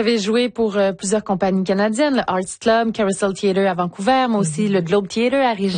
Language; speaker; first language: French; native; French